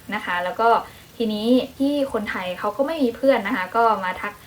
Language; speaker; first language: Thai; non-native, fluent; Burmese